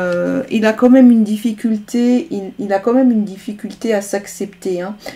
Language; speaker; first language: French; native; French